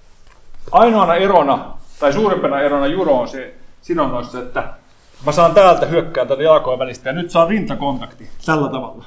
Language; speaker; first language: Finnish; native; Finnish